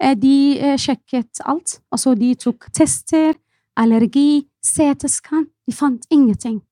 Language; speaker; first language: Norwegian; non-native, fluent; Arabic